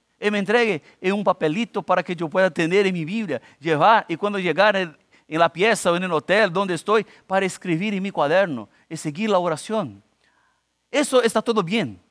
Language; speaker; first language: Spanish; non-native, fluent; Portuguese